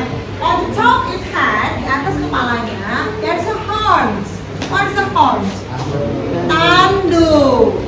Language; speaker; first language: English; non-native, fluent; Indonesian